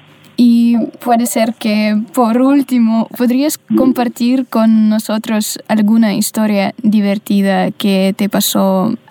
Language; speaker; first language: Spanish; non-native, fluent; Russian